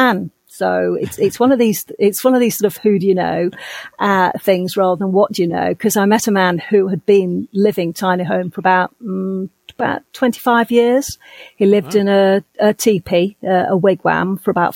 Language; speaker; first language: English; native; English